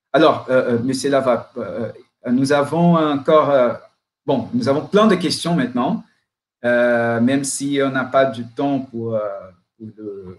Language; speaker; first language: French; non-native, fluent; Portuguese